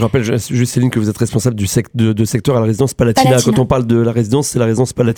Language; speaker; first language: French; native; French